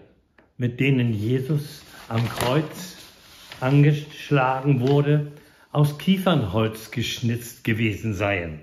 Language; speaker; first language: German; native; German